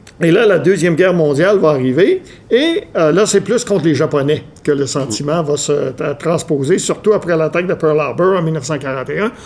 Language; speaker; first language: French; native; French